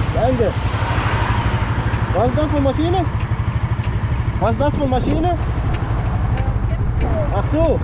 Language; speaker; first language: German; non-native, learner; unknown